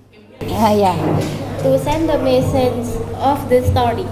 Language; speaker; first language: English; non-native, learner; Indonesian